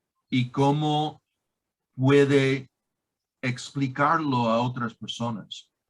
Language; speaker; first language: Spanish; non-native, fluent; English